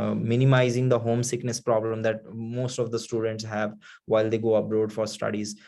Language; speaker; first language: English; non-native, local second language; Nepali